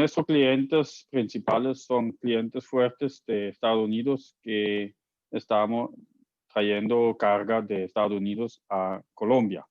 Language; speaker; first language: Spanish; non-native, fluent; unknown